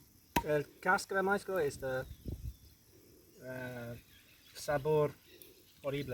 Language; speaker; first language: Spanish; non-native, learner; English